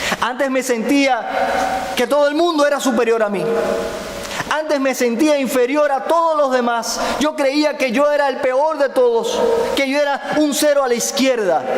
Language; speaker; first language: Spanish; native; Spanish